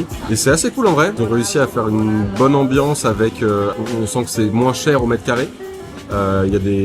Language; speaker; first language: French; native; French